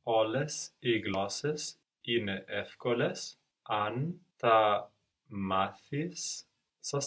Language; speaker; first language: Greek; non-native, learner; English